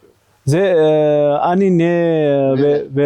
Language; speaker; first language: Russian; non-native, learner; Georgian